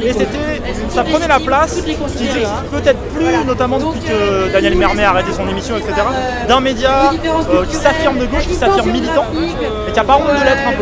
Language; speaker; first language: French; native; French